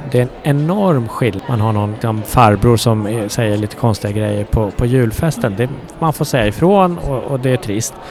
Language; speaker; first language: Swedish; early bilingual, other home language; Persian